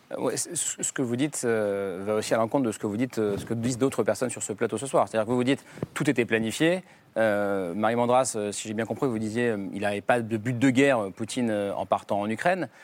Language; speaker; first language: French; native; French